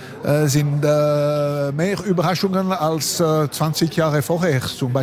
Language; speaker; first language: German; non-native, local second language; French